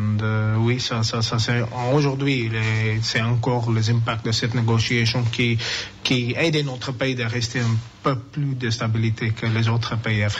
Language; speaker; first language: French; non-native, learner; English